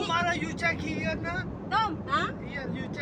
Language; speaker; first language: English; non-native, learner; Hiligaynon